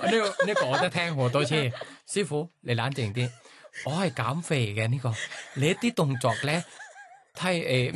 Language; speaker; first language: Cantonese; non-native, learner; Thai